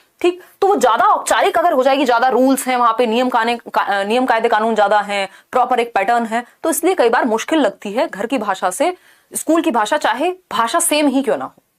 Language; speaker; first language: Hindi; native; Hindi